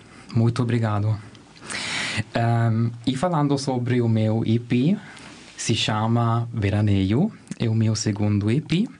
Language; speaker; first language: Portuguese; non-native, learner; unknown